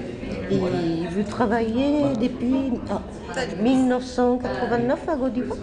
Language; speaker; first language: French; non-native, fluent; Japanese